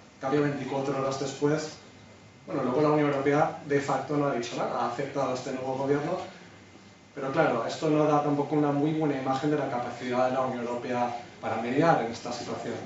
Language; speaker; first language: Spanish; native; Spanish